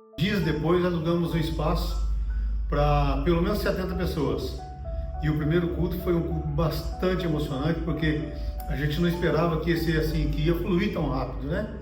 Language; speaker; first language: Portuguese; native; Portuguese